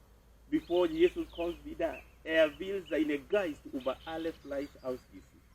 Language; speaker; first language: German; non-native, fluent; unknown